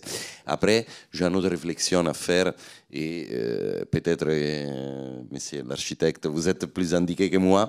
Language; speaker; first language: French; non-native, fluent; Italian